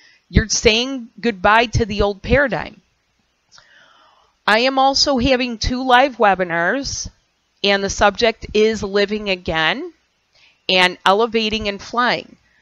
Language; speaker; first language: English; native; English